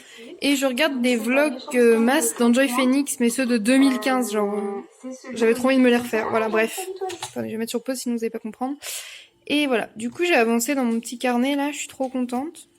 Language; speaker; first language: French; native; French